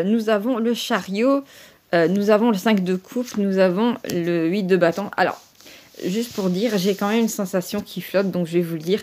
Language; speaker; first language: French; native; French